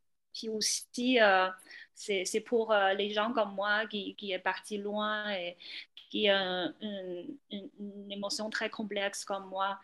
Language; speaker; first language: French; non-native, fluent; Chinese